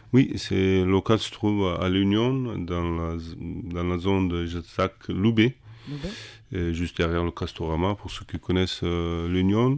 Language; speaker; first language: French; non-native, fluent; Kurdish